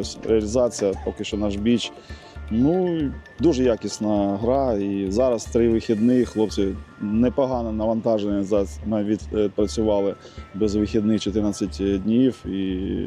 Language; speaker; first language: Ukrainian; native; Ukrainian